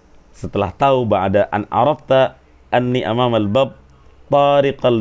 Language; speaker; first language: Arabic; non-native, fluent; Sundanese